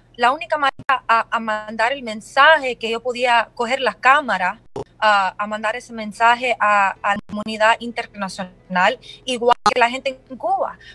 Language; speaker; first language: Spanish; early bilingual, heritage; Spanish